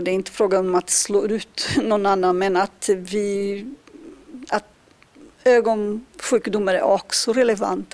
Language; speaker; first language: Swedish; non-native, fluent; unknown